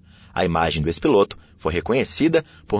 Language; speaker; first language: Portuguese; native; Portuguese